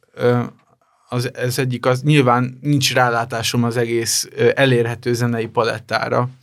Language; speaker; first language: Hungarian; native; Hungarian